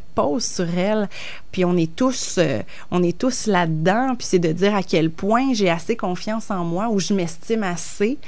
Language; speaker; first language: French; native; French